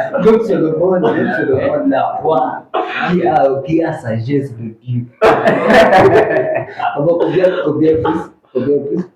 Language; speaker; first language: French; non-native, learner; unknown